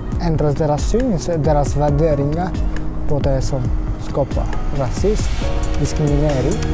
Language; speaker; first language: Swedish; non-native, learner; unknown